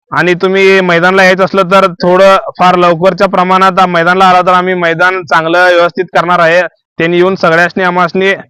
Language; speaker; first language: Marathi; non-native, local second language; Kannada